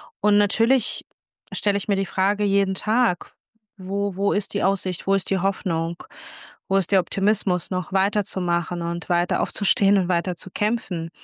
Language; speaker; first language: German; early bilingual, other home language; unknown